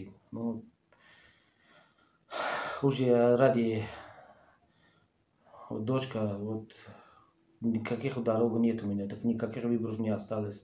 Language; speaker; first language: Russian; non-native, learner; Tajik